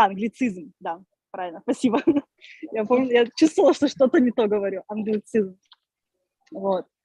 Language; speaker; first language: Russian; native; Russian